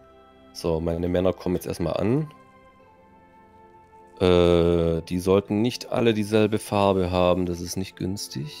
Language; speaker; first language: German; native; German